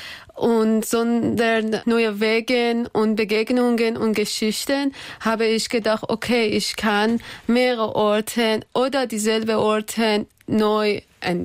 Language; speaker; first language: German; non-native, learner; Persian